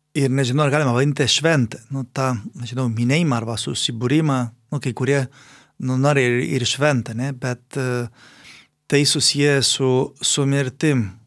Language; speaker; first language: Lithuanian; non-native, fluent; Spanish